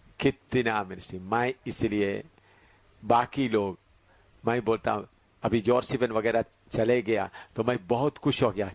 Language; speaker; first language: Hindi; non-native, fluent; Malayalam